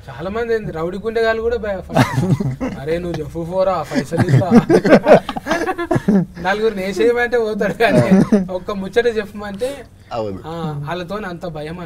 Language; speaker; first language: Telugu; native; Telugu